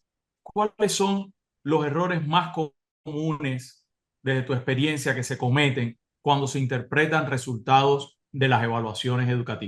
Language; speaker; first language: Spanish; native; Spanish